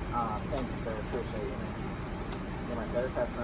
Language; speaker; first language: English; native; English